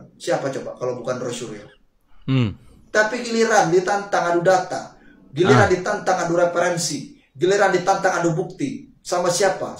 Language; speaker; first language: Indonesian; native; Indonesian